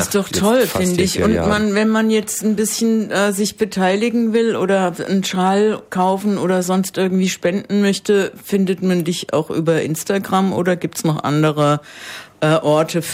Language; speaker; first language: German; native; German